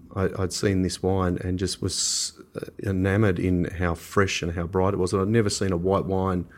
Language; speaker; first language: English; native; English